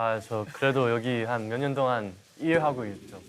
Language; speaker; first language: Korean; non-native, fluent; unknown